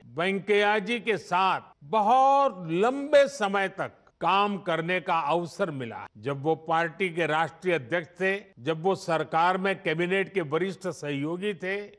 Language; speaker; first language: Hindi; non-native, local second language; Gujarati